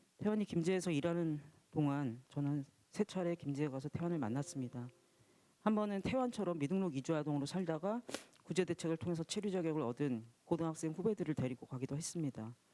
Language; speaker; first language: Korean; native; Korean